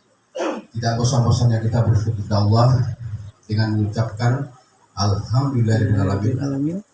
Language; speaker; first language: Indonesian; native; Indonesian